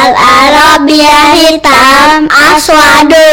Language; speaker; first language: Arabic; non-native, learner; Indonesian